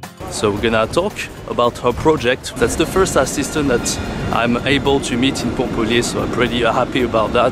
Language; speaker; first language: English; non-native, fluent; French